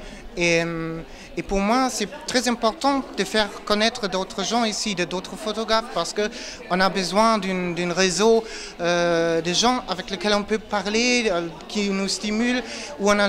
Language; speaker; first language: French; non-native, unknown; German